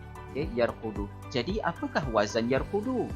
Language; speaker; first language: Malay; native; Malay